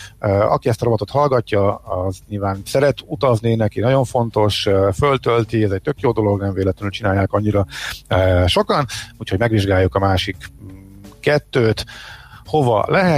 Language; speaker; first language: Hungarian; native; Hungarian